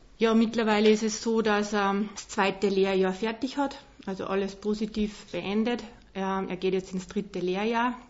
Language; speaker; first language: German; native; German